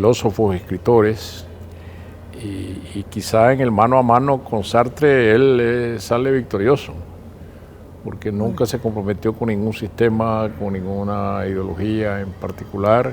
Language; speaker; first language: Spanish; native; Spanish